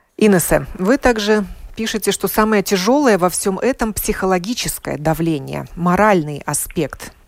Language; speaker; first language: Russian; native; Russian